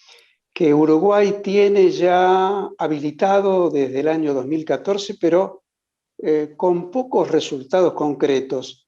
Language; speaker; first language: Spanish; native; Spanish